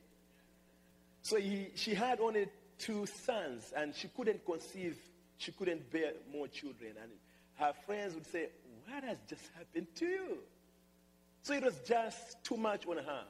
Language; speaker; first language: English; non-native, local second language; Nyanja